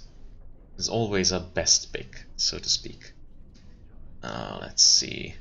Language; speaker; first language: English; non-native, fluent; German